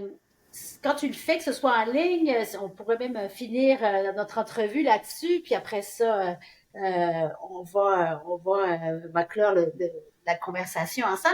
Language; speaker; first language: French; native; French